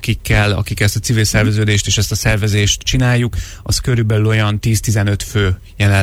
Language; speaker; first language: Hungarian; native; Hungarian